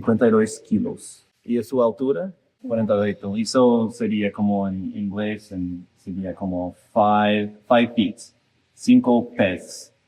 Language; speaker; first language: Portuguese; non-native, fluent; English